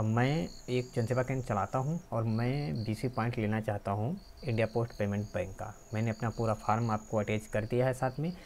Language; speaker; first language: Hindi; native; Hindi